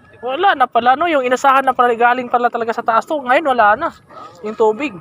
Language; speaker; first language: Filipino; native; Filipino